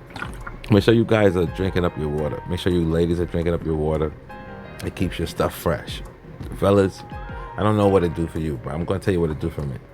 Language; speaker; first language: English; native; English